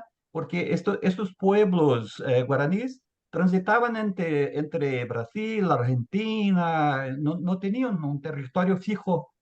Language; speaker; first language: Spanish; non-native, fluent; Portuguese